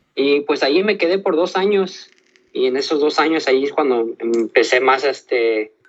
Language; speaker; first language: Spanish; early bilingual, heritage; Spanish